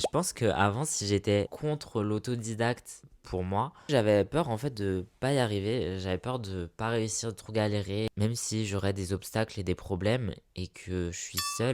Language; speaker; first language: French; native; French